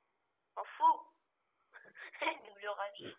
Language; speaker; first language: French; native; French